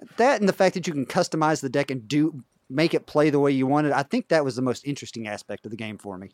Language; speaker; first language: English; native; English